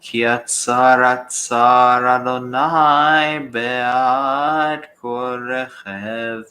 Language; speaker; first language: Hebrew; non-native, learner; English